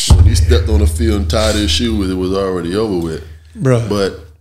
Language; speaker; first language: English; native; English